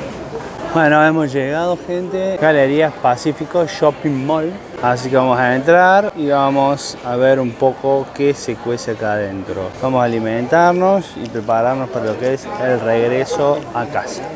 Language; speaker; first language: Spanish; native; Spanish